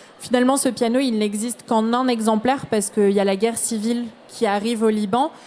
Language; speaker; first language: French; native; French